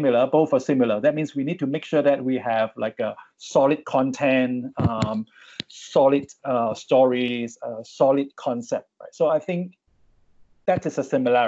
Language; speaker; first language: English; non-native, local second language; Cantonese